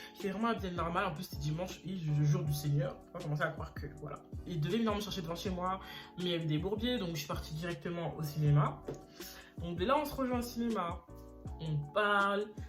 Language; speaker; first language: French; early bilingual, other home language; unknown